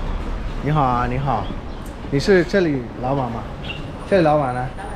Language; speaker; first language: Chinese; non-native, fluent; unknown